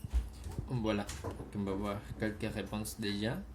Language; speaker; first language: French; non-native, fluent; Spanish